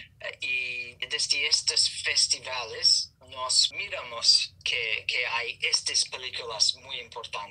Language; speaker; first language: Spanish; non-native, fluent; English